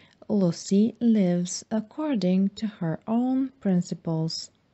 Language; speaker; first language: English; non-native, fluent; Bulgarian